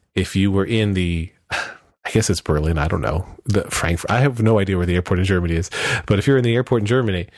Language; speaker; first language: English; native; English